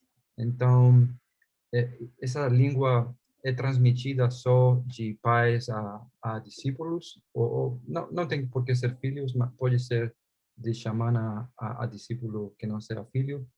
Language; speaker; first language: Portuguese; non-native, fluent; Spanish